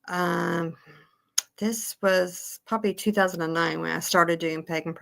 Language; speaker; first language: English; native; English